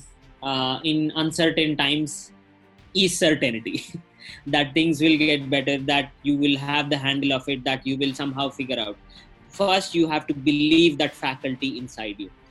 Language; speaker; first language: English; non-native, local second language; Telugu